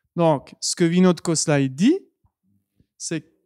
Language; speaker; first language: French; native; French